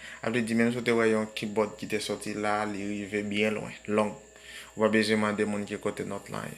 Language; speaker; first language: French; non-native, learner; Haitian Creole